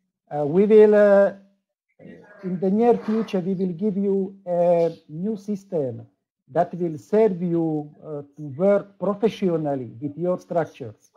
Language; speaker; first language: English; non-native, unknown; Slovak